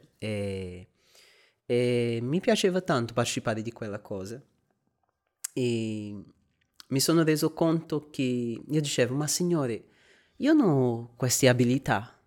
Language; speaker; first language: Italian; non-native, fluent; Portuguese